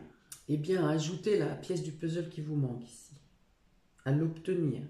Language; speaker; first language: French; native; French